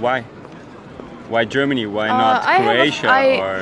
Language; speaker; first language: English; non-native, fluent; German